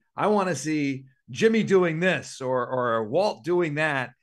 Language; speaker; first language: English; native; English